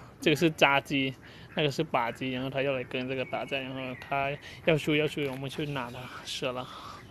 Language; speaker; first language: Chinese; non-native, learner; Thai